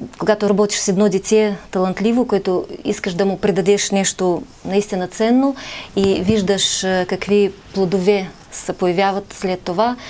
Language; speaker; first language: Bulgarian; early bilingual, heritage; Bulgarian